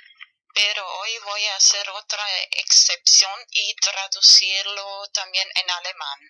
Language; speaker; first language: Spanish; non-native, fluent; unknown